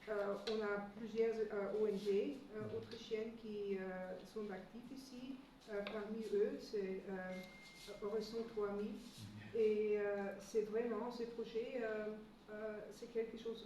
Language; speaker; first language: French; non-native, fluent; German